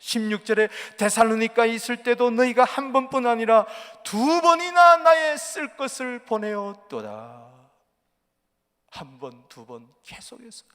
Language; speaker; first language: Korean; native; Korean